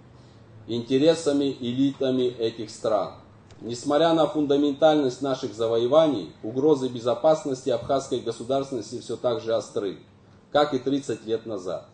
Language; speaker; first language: Russian; native; Russian